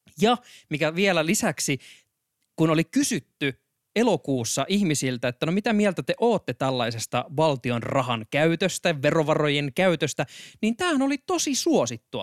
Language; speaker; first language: Finnish; native; Finnish